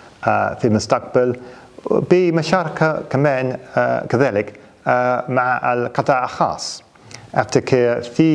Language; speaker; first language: Arabic; non-native, fluent; English